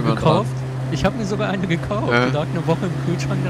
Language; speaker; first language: German; native; German